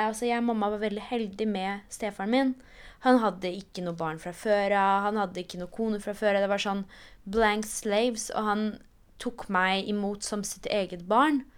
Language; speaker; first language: Norwegian; early bilingual, other home language; Polish